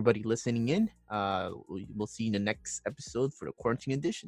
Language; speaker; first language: English; non-native, local second language; Filipino